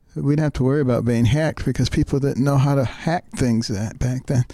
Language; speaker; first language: English; native; English